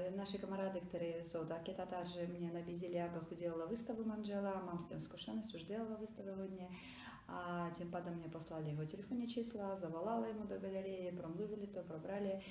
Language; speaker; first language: Czech; non-native, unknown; Tatar